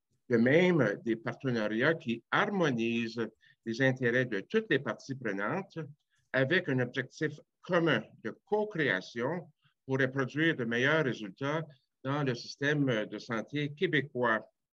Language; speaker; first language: French; native; French